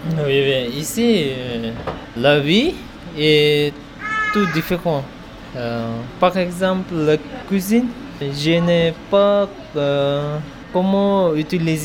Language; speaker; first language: French; non-native, learner; Tibetan